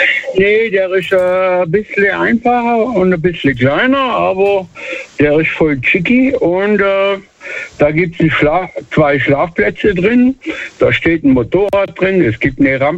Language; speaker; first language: German; native; German